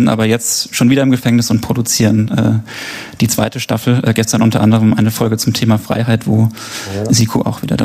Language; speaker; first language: German; native; German